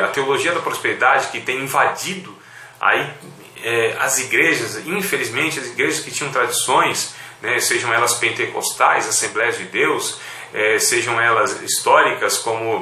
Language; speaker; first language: Portuguese; native; Portuguese